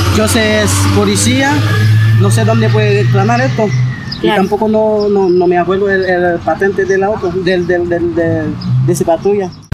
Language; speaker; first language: Spanish; non-native, learner; Haitian Creole